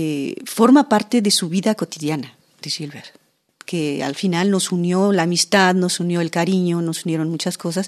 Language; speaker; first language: Spanish; native; Spanish